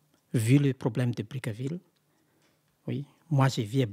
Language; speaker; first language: French; non-native, local second language; Malagasy